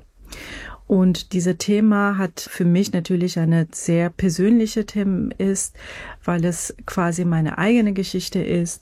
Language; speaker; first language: German; non-native, fluent; Persian